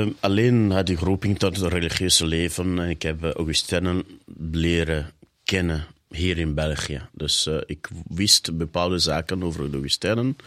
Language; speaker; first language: Dutch; non-native, fluent; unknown